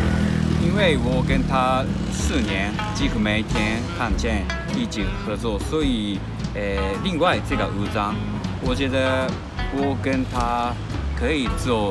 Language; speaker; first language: Chinese; non-native, learner; Japanese